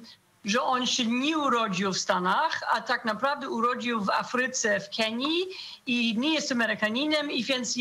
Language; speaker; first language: Polish; non-native, fluent; English